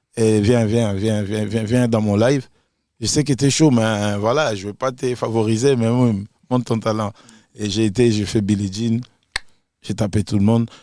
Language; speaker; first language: French; non-native, local second language; Lingala